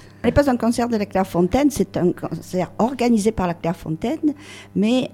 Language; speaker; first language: French; native; French